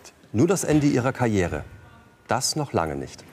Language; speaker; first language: German; native; German